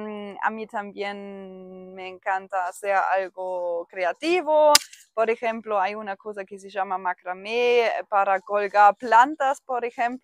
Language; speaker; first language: Spanish; non-native, fluent; German